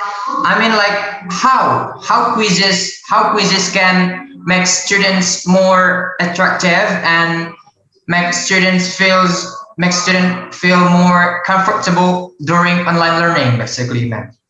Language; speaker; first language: English; non-native, learner; Indonesian